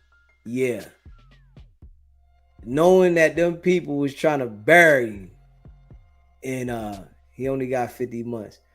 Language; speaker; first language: English; native; English